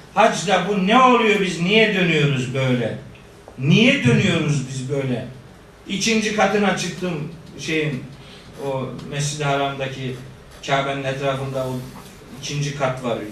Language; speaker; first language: Turkish; native; Turkish